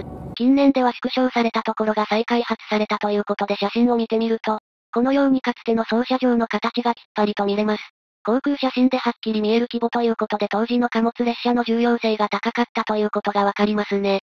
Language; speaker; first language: Japanese; native; Japanese